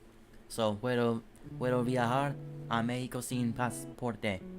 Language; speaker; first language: Spanish; non-native, learner; English